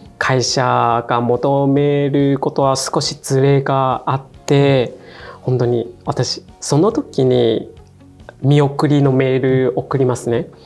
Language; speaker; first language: Japanese; non-native, fluent; Chinese